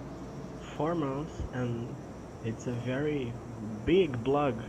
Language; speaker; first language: English; non-native, fluent; Portuguese